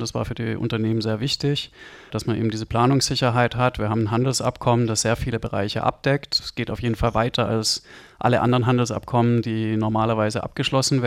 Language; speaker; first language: German; native; German